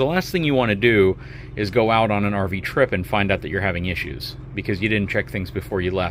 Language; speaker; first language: English; native; English